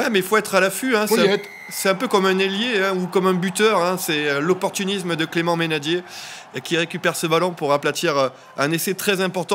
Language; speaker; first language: French; native; French